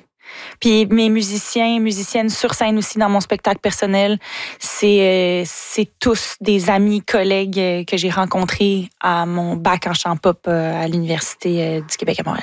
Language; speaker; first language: French; native; French